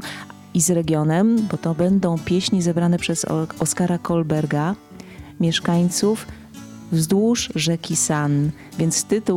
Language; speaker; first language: Polish; native; Polish